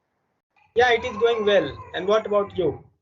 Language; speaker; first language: English; non-native, local second language; Hindi